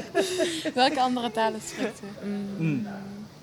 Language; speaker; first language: Dutch; early bilingual, heritage; Kinyarwanda